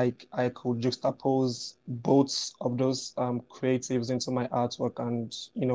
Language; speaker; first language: English; non-native, local second language; Igbo